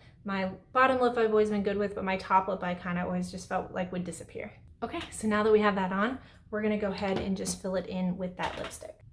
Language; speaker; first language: English; native; English